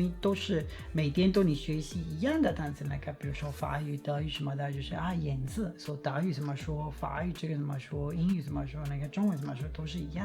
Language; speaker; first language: Chinese; non-native, fluent; Spanish